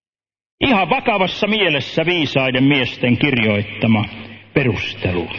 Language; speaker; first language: Finnish; native; Finnish